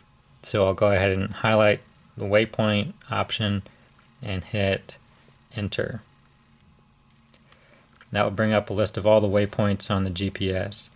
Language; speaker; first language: English; native; English